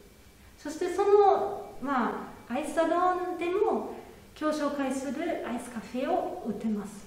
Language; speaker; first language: Japanese; non-native, fluent; German